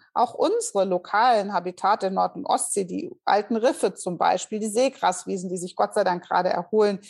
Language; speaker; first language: German; native; German